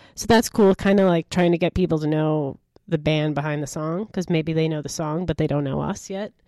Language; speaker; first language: English; native; English